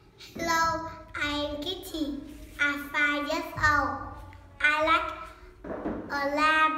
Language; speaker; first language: English; non-native, learner; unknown